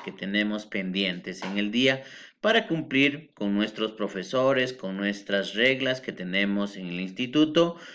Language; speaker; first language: Spanish; native; Spanish